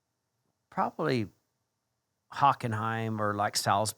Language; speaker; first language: English; native; English